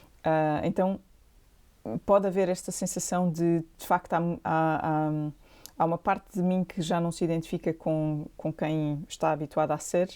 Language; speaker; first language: Portuguese; native; Portuguese